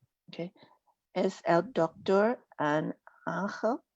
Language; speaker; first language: Spanish; non-native, learner; English